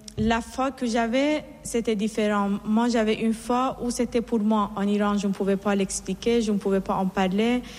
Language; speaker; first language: French; non-native, fluent; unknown